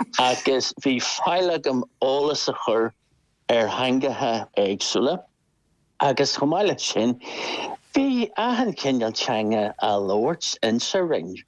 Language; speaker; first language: Irish; non-native, local second language; English